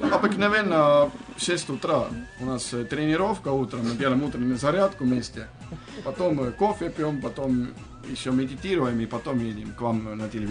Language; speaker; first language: Russian; non-native, fluent; Estonian